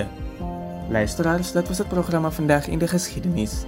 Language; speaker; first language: Dutch; non-native, fluent; Indonesian